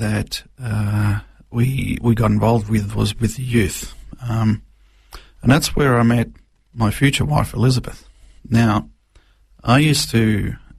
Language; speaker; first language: English; non-native, local second language; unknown